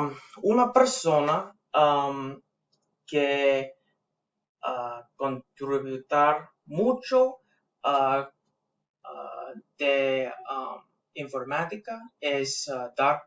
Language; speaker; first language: Spanish; non-native, learner; English